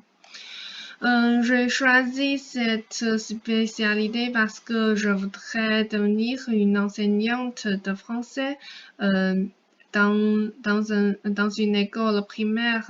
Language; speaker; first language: French; non-native, fluent; Chinese